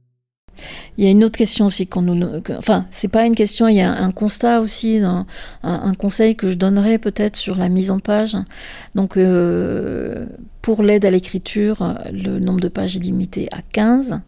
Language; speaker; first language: French; native; French